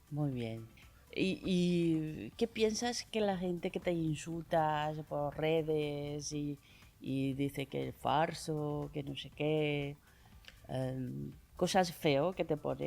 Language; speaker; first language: Spanish; non-native, learner; Chinese